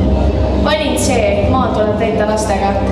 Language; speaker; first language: Estonian; native; Estonian